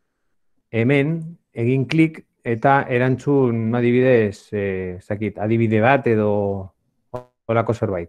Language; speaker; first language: Basque; non-native, local second language; Spanish